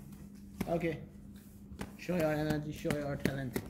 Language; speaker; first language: English; non-native, local second language; Hindi